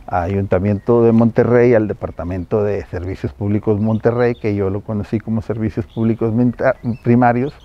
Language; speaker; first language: Spanish; native; Spanish